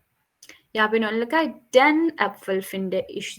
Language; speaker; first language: German; non-native, fluent; Urdu